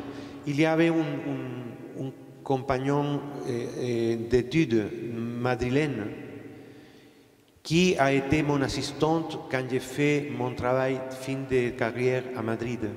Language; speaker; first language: French; non-native, fluent; Spanish